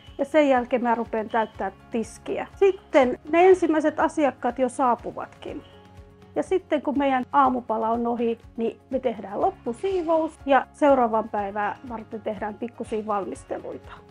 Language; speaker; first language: Finnish; native; Finnish